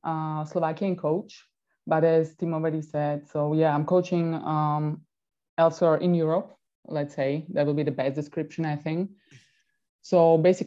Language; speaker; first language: English; non-native, fluent; Slovak